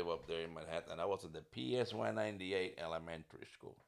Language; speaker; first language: English; non-native, fluent; Spanish